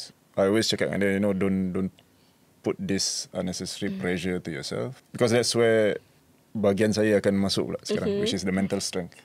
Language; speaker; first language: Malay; native; Malay